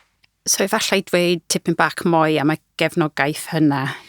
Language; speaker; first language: Welsh; non-native, fluent; English